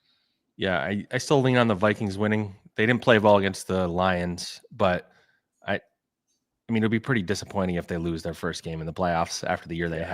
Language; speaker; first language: English; native; English